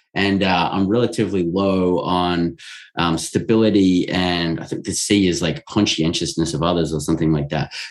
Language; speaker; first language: English; native; English